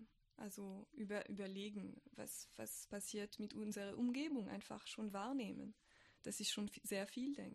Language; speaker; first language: German; non-native, fluent; French